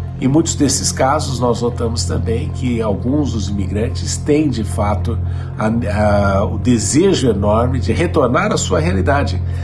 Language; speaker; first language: Portuguese; native; Portuguese